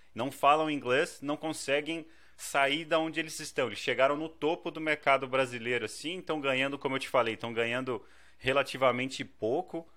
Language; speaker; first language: Portuguese; native; Portuguese